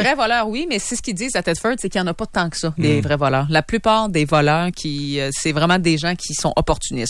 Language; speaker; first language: French; native; French